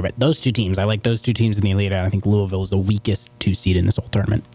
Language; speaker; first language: English; native; English